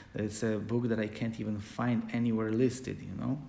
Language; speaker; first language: English; non-native, fluent; Polish